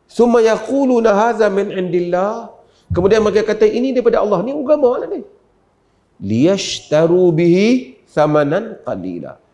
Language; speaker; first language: Malay; native; Malay